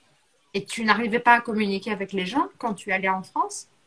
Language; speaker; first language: French; non-native, fluent; Portuguese